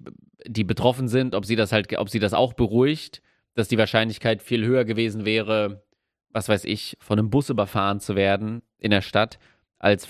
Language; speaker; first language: German; native; German